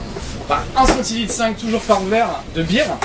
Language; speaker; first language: French; non-native, fluent; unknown